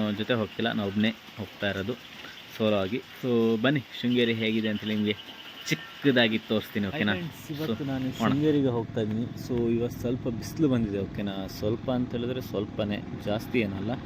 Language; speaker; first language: Kannada; native; Kannada